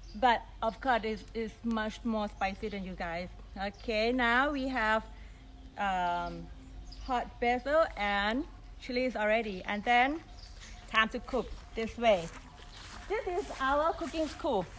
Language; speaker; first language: English; non-native, learner; Thai